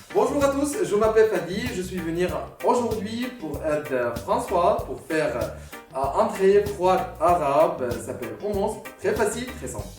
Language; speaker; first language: French; non-native, learner; Arabic